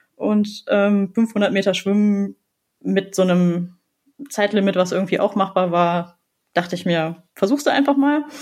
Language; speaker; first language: German; native; German